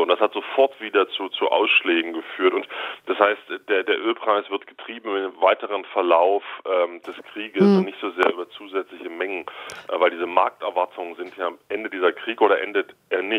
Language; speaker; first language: German; native; German